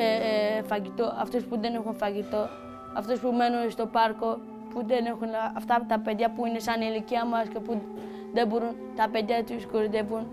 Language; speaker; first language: Greek; non-native, learner; Persian